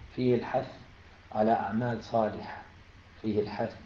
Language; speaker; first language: Arabic; native; Arabic